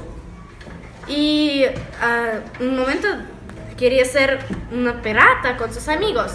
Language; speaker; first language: Spanish; non-native, learner; Russian